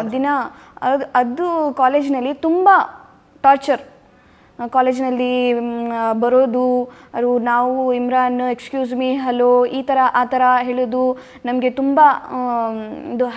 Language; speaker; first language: Kannada; non-native, local second language; Urdu